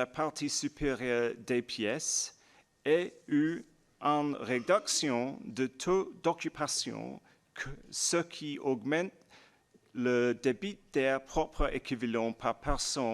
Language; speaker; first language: French; non-native, learner; English